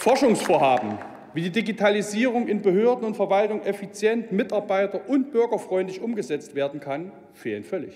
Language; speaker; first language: German; native; German